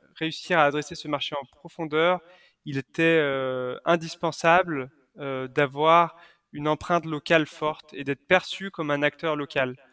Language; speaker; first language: French; native; French